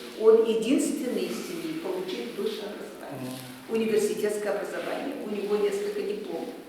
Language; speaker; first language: Russian; native; Russian